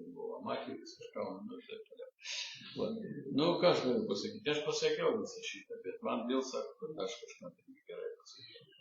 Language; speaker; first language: Lithuanian; non-native, local second language; Russian